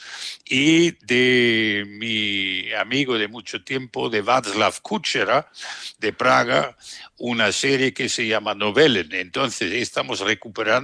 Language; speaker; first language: Spanish; non-native, fluent; German